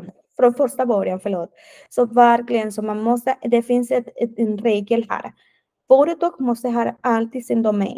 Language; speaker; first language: Swedish; non-native, fluent; Spanish